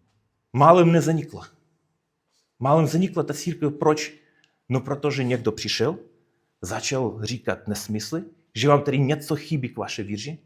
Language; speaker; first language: Czech; non-native, fluent; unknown